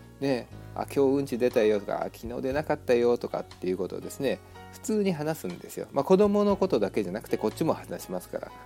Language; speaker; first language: Japanese; native; Japanese